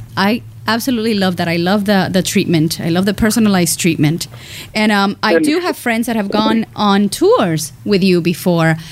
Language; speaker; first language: English; early bilingual, other home language; Spanish